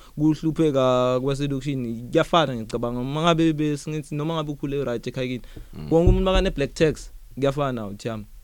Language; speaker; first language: Zulu; non-native, local second language; Swati